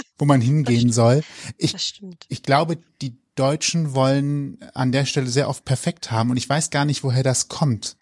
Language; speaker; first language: German; native; German